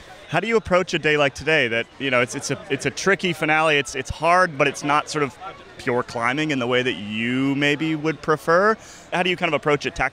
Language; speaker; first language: English; native; English